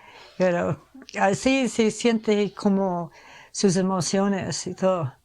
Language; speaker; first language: Spanish; non-native, fluent; English